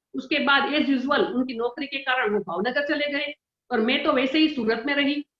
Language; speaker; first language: Hindi; non-native, local second language; Gujarati